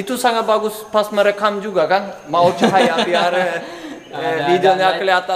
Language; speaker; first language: Indonesian; non-native, fluent; Norwegian